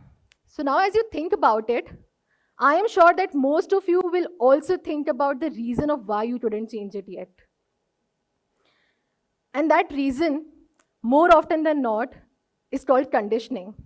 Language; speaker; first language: English; non-native, local second language; Hindi